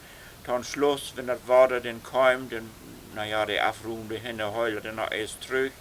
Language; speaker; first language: German; non-native, local second language; Low German